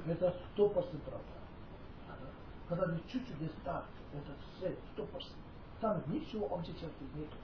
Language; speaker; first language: Russian; non-native, learner; Tibetan